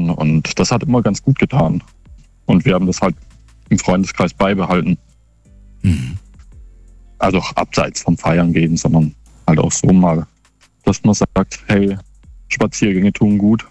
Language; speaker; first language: German; native; German